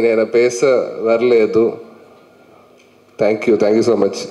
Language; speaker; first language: Tamil; non-native, learner; Malayalam